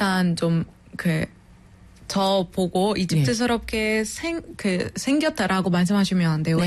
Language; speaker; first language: Korean; non-native, fluent; Arabic